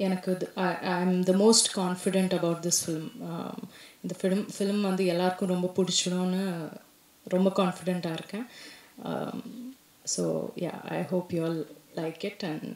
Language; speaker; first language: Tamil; non-native, local second language; Malayalam